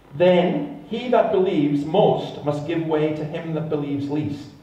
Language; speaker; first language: English; native; English